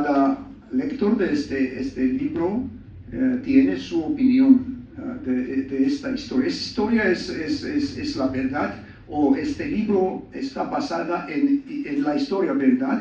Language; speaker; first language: Spanish; non-native, learner; Georgian